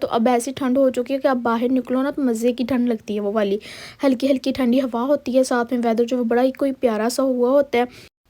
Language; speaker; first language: Urdu; native; Urdu